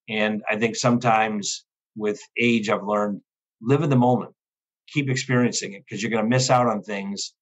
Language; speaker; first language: English; native; English